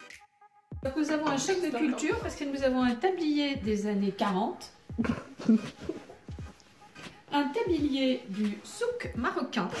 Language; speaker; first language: French; native; French